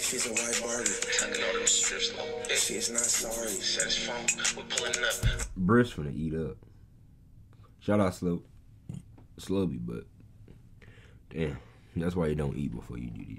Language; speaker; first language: English; native; English